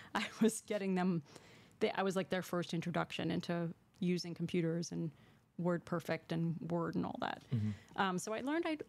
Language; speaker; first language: English; native; English